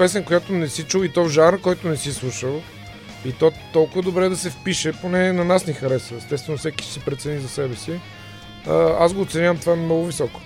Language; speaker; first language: Bulgarian; native; Bulgarian